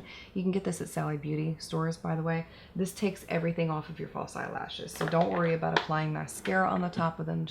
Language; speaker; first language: English; native; English